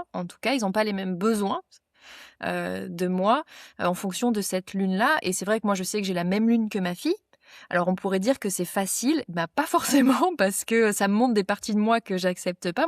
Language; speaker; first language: French; native; French